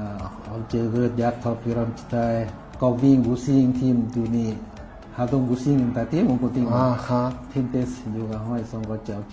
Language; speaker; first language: Mongolian; non-native, fluent; Lao